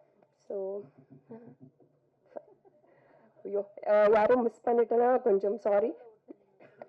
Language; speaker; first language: Tamil; non-native, fluent; Telugu